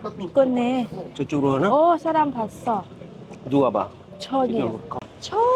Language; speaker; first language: Korean; non-native, learner; Thai